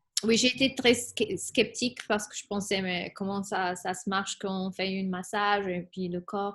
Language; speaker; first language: French; non-native, fluent; Spanish